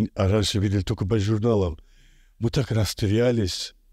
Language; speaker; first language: Russian; non-native, local second language; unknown